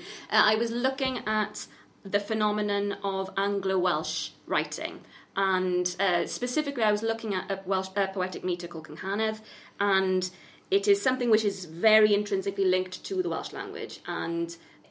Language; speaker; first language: English; native; English